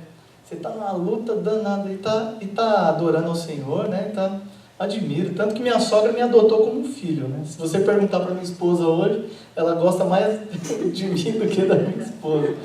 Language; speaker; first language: Portuguese; native; Portuguese